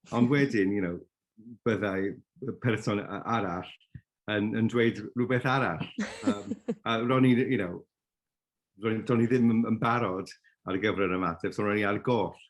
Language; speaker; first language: Welsh; non-native, local second language; English